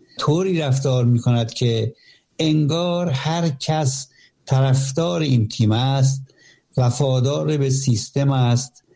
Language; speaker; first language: Persian; native; Persian